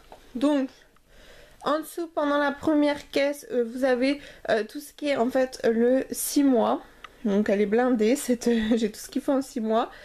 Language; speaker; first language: French; native; French